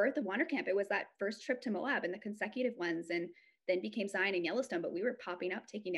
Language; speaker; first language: English; native; English